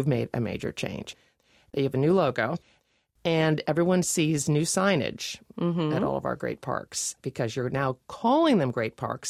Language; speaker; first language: English; native; English